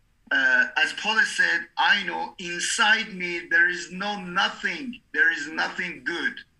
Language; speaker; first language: English; non-native, learner; Persian